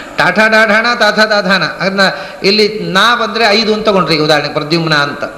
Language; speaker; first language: Kannada; non-native, local second language; Tulu